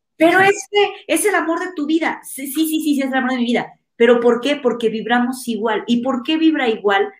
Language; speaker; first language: Spanish; native; Spanish